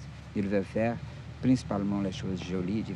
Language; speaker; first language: French; non-native, fluent; Portuguese